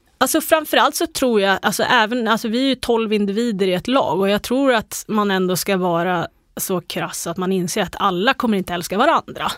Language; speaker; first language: Swedish; native; Swedish